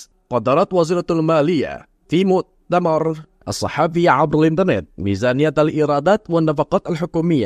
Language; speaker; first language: Arabic; non-native, fluent; Indonesian